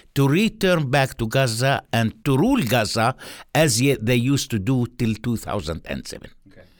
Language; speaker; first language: English; non-native, fluent; Arabic